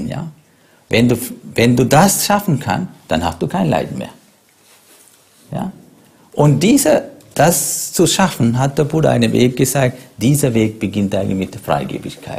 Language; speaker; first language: German; non-native, fluent; Sinhala